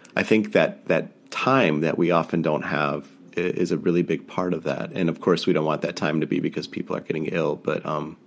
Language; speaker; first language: English; native; English